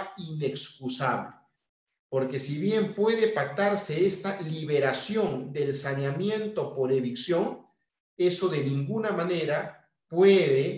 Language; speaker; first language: Spanish; native; Spanish